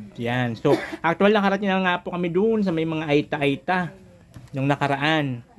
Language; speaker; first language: Filipino; native; Filipino